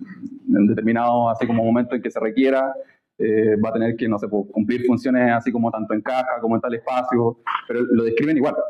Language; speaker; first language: Spanish; native; Spanish